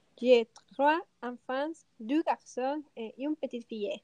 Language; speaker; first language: French; non-native, learner; Spanish